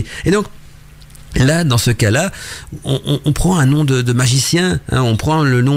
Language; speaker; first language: French; native; French